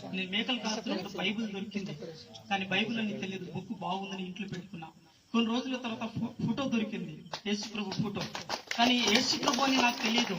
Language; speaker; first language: Telugu; non-native, local second language; Lambadi